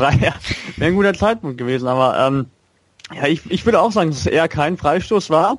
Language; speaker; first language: German; native; German